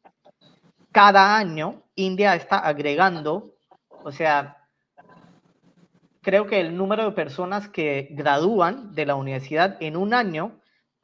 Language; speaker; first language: Spanish; non-native, fluent; Tamil